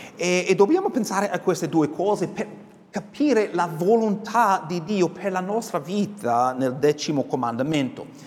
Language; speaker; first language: Italian; non-native, fluent; English